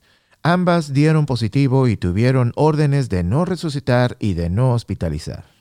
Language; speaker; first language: Spanish; native; Spanish